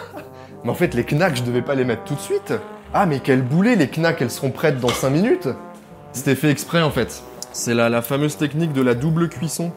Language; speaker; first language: French; native; French